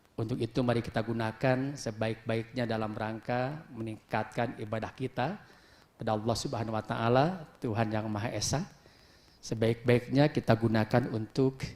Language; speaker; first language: Indonesian; non-native, local second language; Sundanese